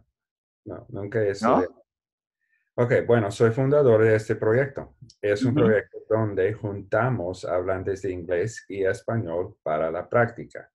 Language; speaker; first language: Spanish; non-native, learner; English